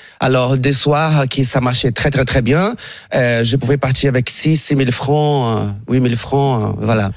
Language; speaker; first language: French; non-native, fluent; Portuguese